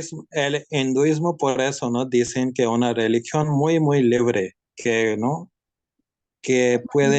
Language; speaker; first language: Spanish; non-native, learner; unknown